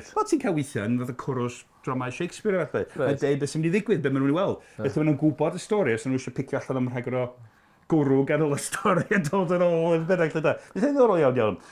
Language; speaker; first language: Welsh; non-native, fluent; English